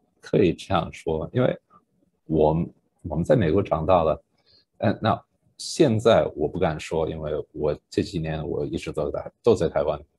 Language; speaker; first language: Chinese; non-native, fluent; English